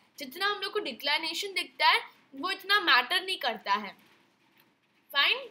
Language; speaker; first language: Hindi; native; Hindi